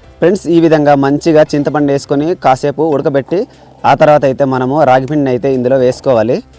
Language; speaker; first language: Telugu; non-native, local second language; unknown